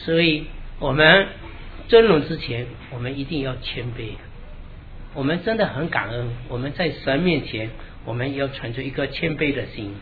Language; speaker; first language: Chinese; native; Chinese